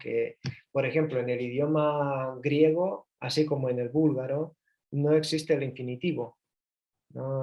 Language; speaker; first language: Spanish; early bilingual, heritage; Spanish